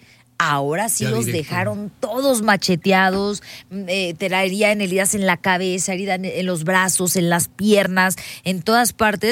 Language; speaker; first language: Spanish; native; Spanish